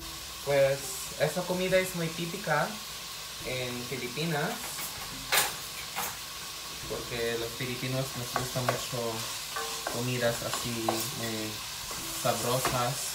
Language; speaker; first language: Spanish; non-native, fluent; Filipino